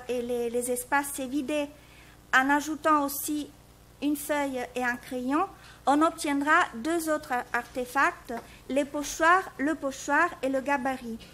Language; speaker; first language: French; native; French